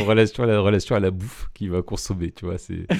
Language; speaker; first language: French; native; French